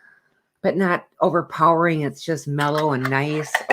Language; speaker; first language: English; native; English